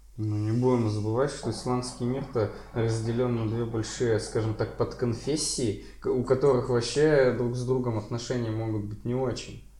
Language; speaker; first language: Russian; native; Russian